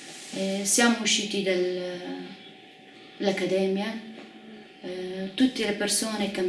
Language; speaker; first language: Italian; non-native, fluent; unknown